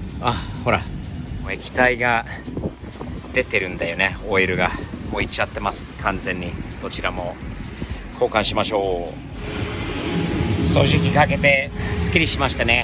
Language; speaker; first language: Japanese; native; Japanese